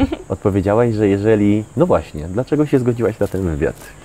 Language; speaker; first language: Polish; native; Polish